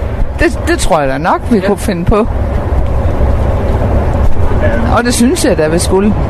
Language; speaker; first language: Danish; native; Danish